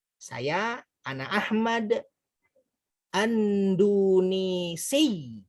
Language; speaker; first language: Arabic; non-native, fluent; Indonesian